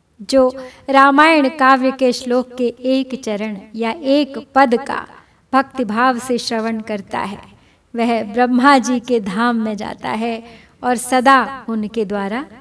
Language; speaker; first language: Hindi; native; Hindi